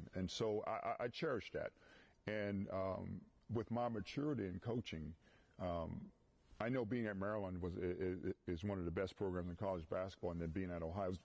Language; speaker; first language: English; native; English